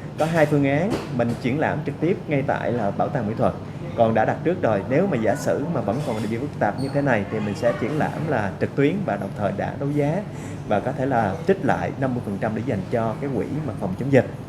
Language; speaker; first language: Vietnamese; native; Vietnamese